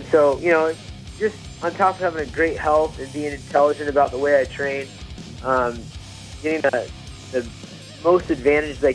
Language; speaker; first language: English; native; English